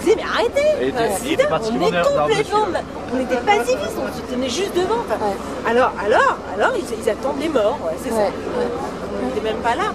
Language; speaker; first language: French; native; French